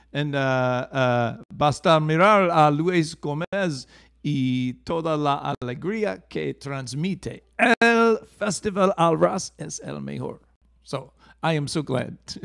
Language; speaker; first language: Spanish; non-native, learner; English